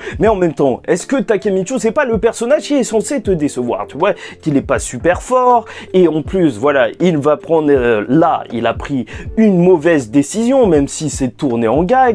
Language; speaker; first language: French; native; French